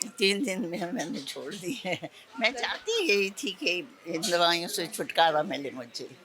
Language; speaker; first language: Hindi; non-native, local second language; Punjabi